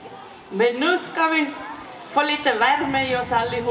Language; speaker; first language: Swedish; native; Swedish